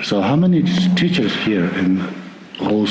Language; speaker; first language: English; non-native, learner; Tibetan